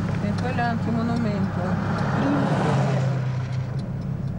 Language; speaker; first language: Italian; non-native, learner; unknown